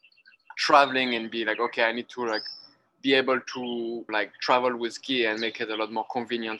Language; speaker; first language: English; non-native, fluent; French